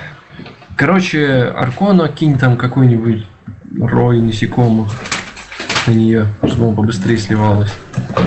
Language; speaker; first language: Russian; native; Russian